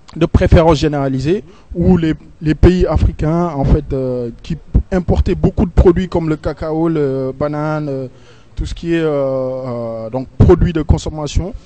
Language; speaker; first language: French; non-native, local second language; Wolof